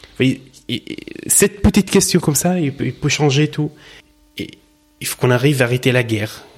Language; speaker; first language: French; non-native, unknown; Arabic